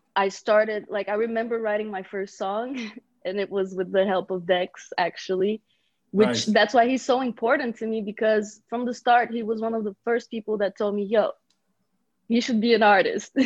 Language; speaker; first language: English; early bilingual, other home language; Bulgarian